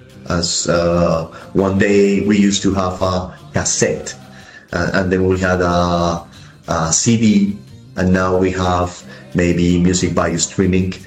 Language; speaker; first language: English; non-native, fluent; Spanish